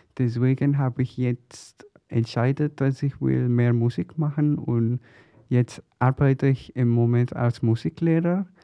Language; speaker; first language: German; non-native, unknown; Chinese